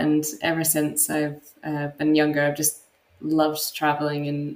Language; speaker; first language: English; native; English